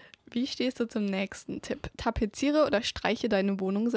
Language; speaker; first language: German; native; German